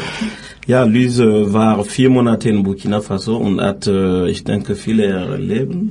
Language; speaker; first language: German; non-native, learner; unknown